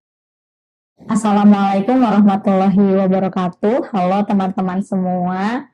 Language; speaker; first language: Indonesian; native; Indonesian